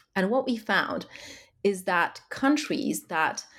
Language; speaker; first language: English; early bilingual, other home language; Polish